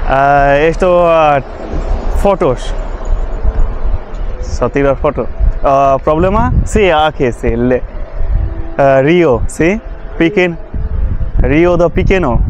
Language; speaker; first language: Portuguese; non-native, learner; Bangla